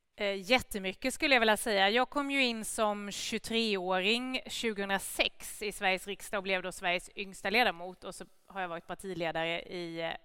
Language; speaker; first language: Swedish; native; Swedish